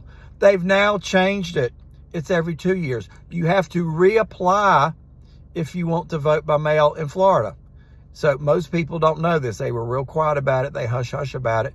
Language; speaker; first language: English; native; English